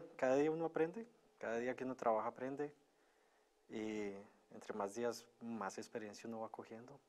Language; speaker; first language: Spanish; native; Spanish